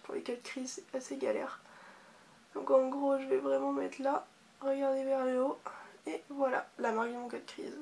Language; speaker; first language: French; native; French